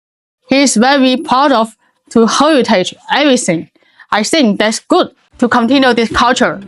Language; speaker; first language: English; non-native, learner; Chinese